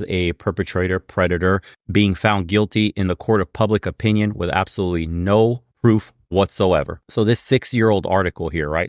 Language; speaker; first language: English; native; English